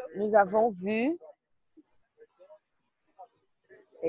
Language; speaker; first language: French; non-native, learner; Portuguese